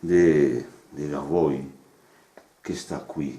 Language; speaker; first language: Italian; non-native, learner; French